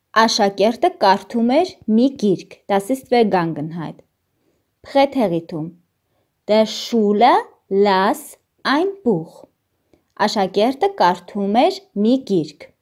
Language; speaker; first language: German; non-native, learner; Armenian